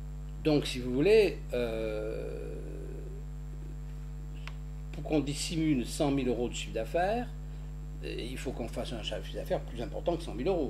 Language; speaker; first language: French; native; French